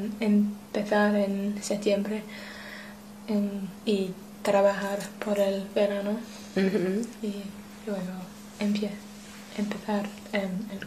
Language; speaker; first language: Spanish; non-native, learner; English